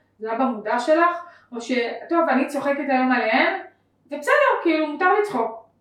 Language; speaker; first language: Hebrew; native; Hebrew